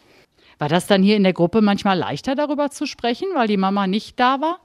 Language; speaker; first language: German; native; German